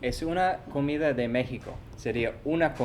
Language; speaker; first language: Spanish; non-native, fluent; English